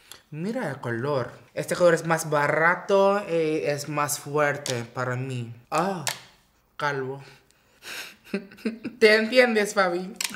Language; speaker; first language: Spanish; non-native, learner; English